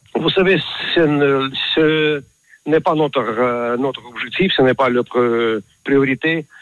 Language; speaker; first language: French; non-native, learner; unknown